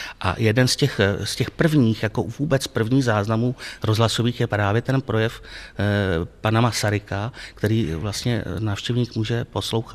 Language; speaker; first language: Czech; native; Czech